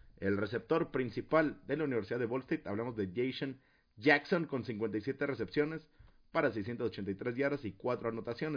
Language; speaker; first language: Spanish; native; Spanish